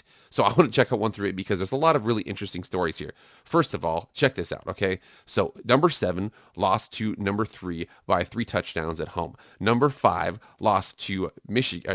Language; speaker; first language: English; native; English